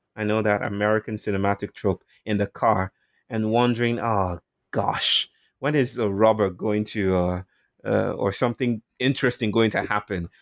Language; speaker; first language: English; non-native, local second language; Yoruba